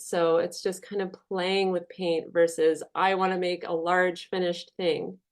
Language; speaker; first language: English; native; English